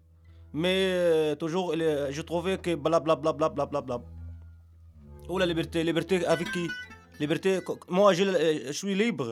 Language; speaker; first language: French; non-native, learner; Arabic